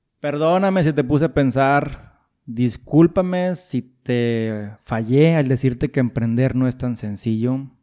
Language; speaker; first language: Spanish; native; Spanish